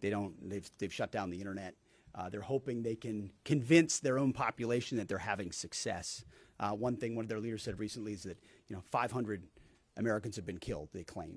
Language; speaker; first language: English; native; English